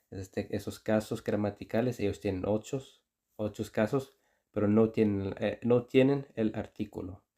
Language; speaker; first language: Spanish; non-native, fluent; Icelandic